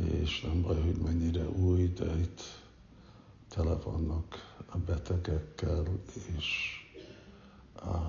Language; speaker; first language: Hungarian; early bilingual, heritage; Hungarian